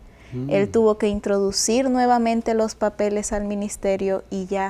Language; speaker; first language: Spanish; native; Spanish